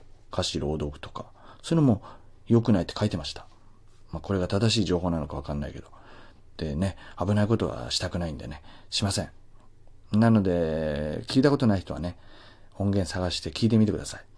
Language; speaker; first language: Japanese; native; Japanese